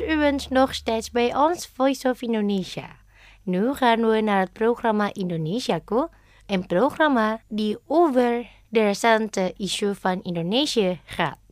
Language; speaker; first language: Dutch; non-native, fluent; Indonesian